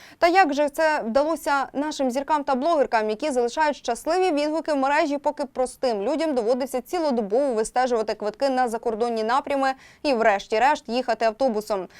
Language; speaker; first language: Ukrainian; native; Ukrainian